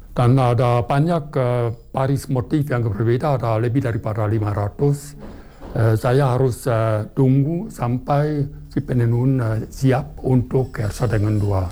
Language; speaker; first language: Indonesian; non-native, fluent; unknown